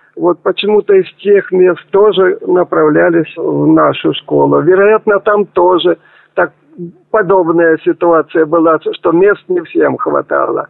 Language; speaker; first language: Russian; native; Russian